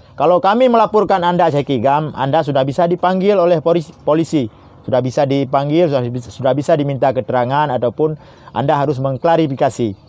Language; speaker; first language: Indonesian; non-native, local second language; Achinese